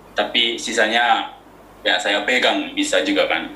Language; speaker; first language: Indonesian; non-native, fluent; Japanese